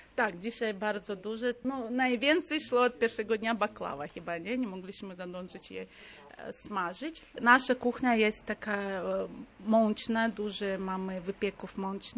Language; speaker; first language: Polish; non-native, fluent; Crimean Tatar